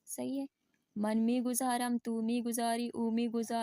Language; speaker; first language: Persian; non-native, fluent; Urdu